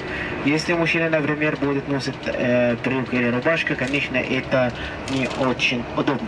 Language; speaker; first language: Russian; non-native, learner; Arabic